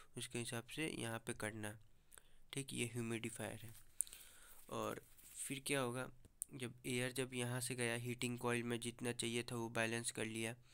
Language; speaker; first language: Hindi; native; Hindi